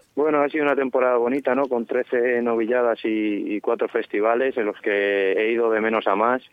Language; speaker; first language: Spanish; native; Spanish